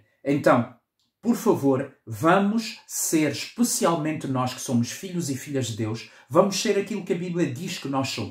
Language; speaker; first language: Portuguese; native; Portuguese